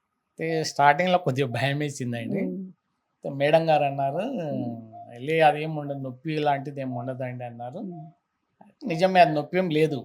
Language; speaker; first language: Telugu; native; Telugu